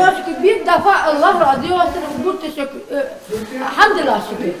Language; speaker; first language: Turkish; non-native, local second language; Arabic